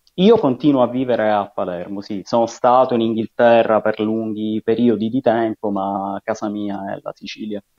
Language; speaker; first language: Italian; native; Italian